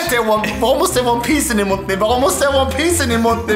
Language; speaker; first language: German; non-native, learner; Persian